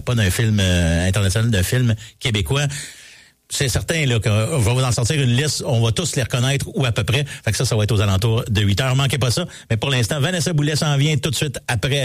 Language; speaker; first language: French; native; French